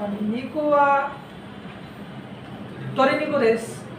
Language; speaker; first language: Japanese; non-native, learner; Bangla